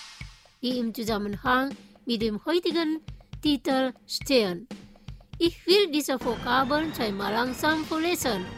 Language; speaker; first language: German; non-native, learner; Indonesian